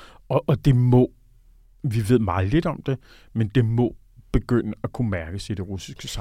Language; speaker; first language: Danish; native; Danish